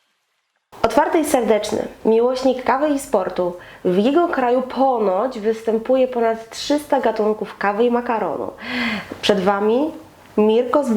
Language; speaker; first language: Polish; native; Polish